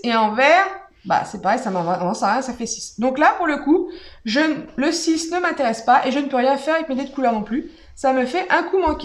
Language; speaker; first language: French; native; French